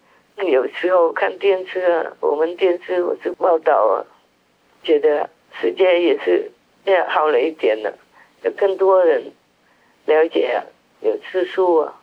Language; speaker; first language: Chinese; non-native, fluent; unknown